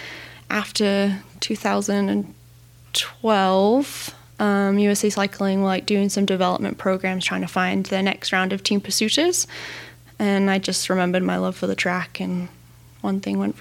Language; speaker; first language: English; native; English